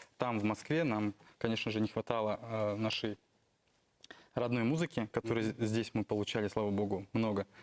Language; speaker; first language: Russian; native; Russian